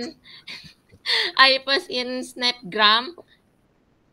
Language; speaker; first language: English; non-native, learner; Indonesian